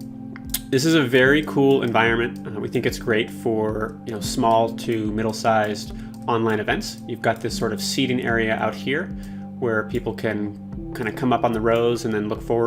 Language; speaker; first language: English; native; English